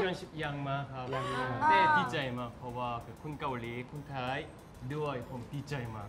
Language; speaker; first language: Thai; non-native, learner; Korean